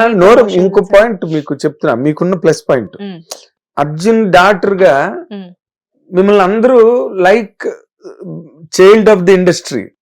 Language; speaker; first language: Telugu; native; Telugu